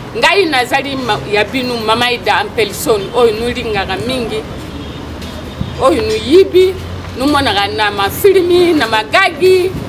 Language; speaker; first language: Lingala; non-native, local second language; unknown